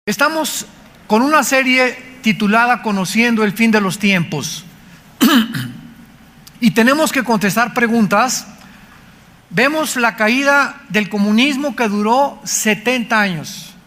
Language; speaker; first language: Spanish; native; Spanish